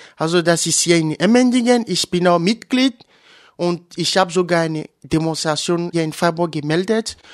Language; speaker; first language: German; non-native, learner; Ewe